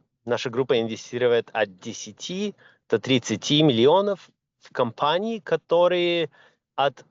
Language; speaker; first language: Russian; early bilingual, other home language; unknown